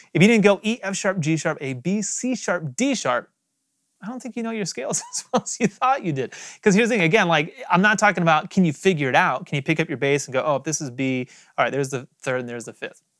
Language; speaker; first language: English; native; English